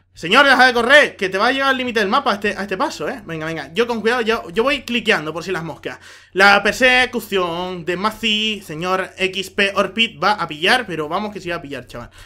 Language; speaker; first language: Spanish; native; Spanish